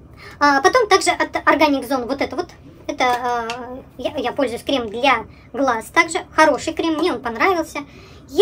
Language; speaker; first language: Russian; native; Russian